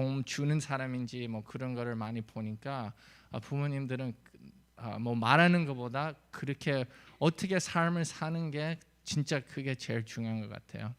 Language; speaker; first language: Korean; early bilingual, heritage; English